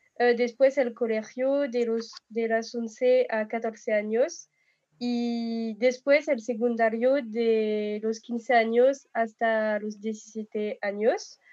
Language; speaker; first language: Spanish; non-native, learner; French